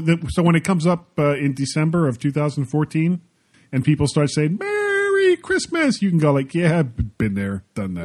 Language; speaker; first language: English; native; English